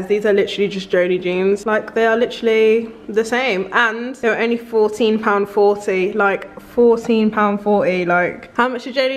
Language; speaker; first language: English; native; English